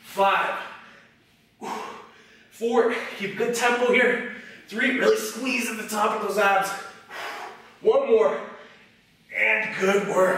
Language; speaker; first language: English; native; English